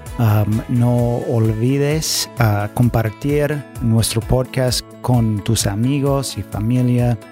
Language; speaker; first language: Spanish; non-native, fluent; English